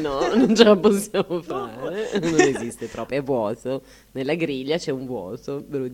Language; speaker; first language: Italian; native; Italian